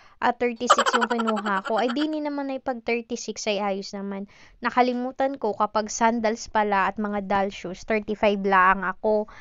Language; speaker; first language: Filipino; non-native, local second language; Hiligaynon